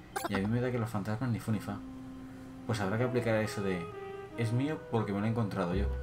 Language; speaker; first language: Spanish; native; Spanish